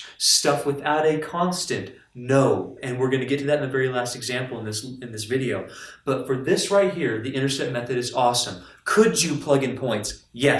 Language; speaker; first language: English; native; English